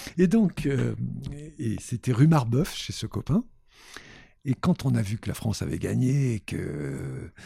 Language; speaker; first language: French; native; French